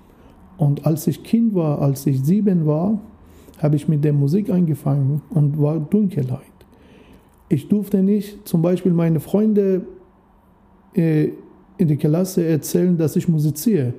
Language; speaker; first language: German; non-native, learner; Persian